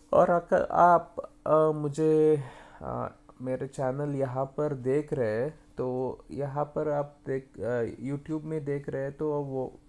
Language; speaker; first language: Hindi; non-native, local second language; Kannada